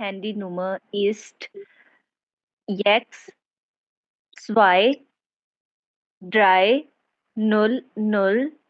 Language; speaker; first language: German; non-native, learner; Hindi